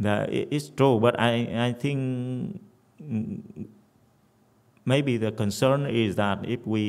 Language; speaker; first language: English; non-native, fluent; Vietnamese